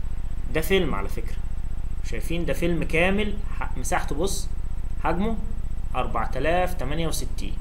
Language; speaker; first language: Arabic; native; Arabic